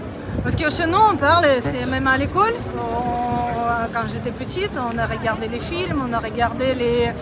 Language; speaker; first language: French; non-native, learner; Russian